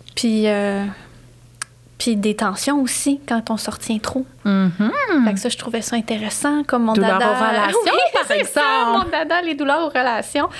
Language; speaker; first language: French; native; French